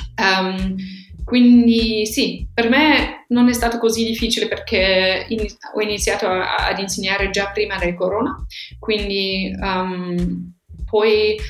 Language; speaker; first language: Italian; non-native, fluent; German